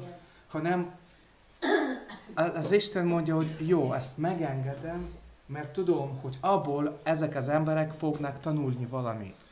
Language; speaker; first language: Hungarian; non-native, learner; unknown